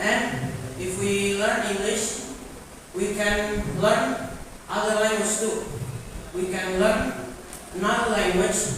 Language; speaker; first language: English; non-native, learner; Indonesian